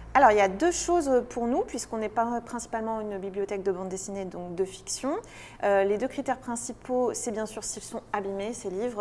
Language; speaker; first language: French; native; French